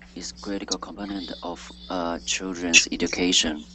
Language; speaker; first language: English; non-native, learner; Chinese